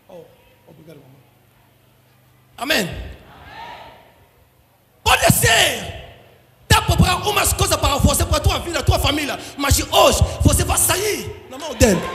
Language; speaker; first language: Portuguese; non-native, learner; Lingala